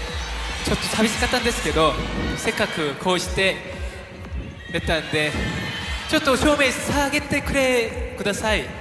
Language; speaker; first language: Japanese; non-native, fluent; Korean